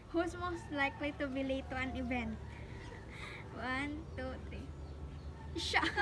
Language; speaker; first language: English; non-native, local second language; Filipino